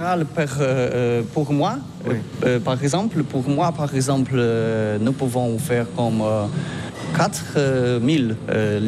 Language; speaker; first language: French; non-native, learner; Polish